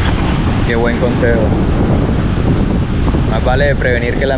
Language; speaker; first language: Spanish; native; Spanish